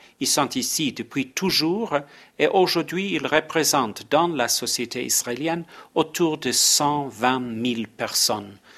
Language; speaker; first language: French; non-native, fluent; English